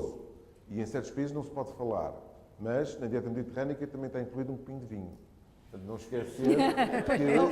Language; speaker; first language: Portuguese; native; Portuguese